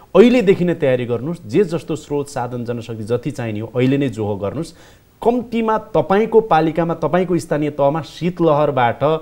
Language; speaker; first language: Nepali; native; Nepali